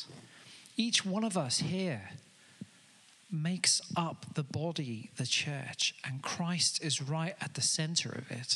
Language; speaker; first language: English; native; English